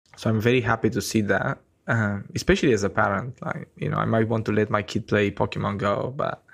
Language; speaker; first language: English; non-native, fluent; Romanian